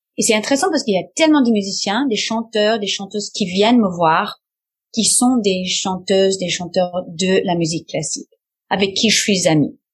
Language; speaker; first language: French; non-native, fluent; English